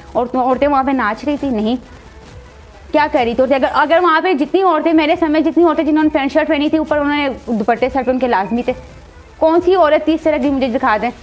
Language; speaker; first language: Urdu; non-native, local second language; Punjabi